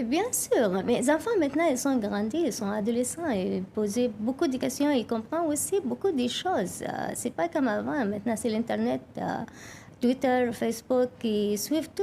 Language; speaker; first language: French; non-native, learner; Arabic